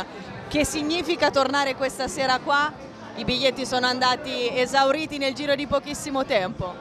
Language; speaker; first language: Italian; native; Italian